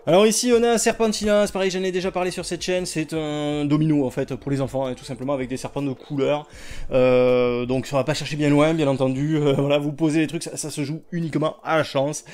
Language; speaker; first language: French; native; French